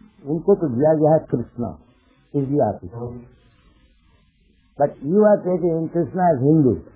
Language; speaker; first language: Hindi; non-native, local second language; Bangla